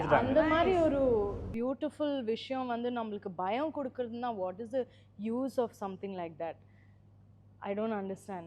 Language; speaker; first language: Tamil; non-native, fluent; Malayalam